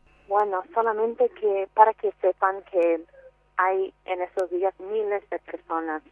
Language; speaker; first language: Spanish; non-native, fluent; English